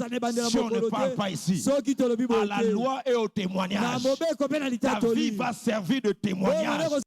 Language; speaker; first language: French; non-native, local second language; Lingala